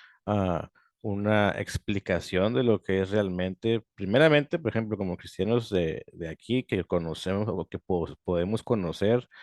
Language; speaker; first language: Spanish; native; Spanish